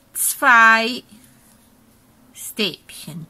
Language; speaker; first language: German; non-native, fluent; Italian